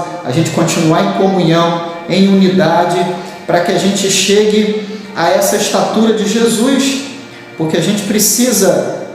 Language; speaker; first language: Portuguese; native; Portuguese